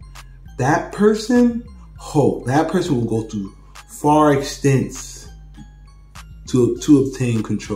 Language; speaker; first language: English; native; English